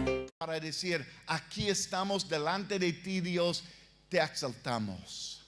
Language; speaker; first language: Spanish; non-native, fluent; English